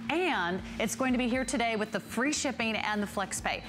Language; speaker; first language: English; native; English